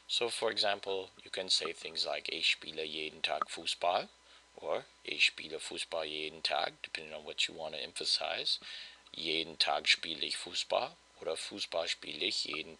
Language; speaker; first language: German; non-native, fluent; English